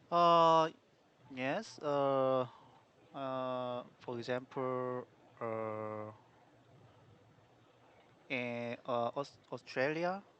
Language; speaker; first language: English; non-native, learner; Korean